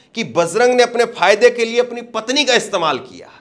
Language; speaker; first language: Hindi; native; Hindi